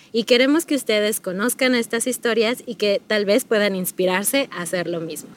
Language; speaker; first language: Spanish; native; Spanish